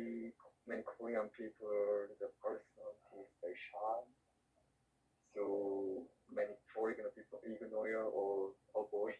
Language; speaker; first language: English; non-native, learner; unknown